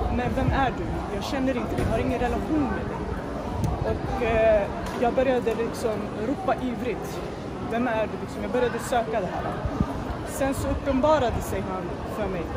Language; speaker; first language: Swedish; non-native, fluent; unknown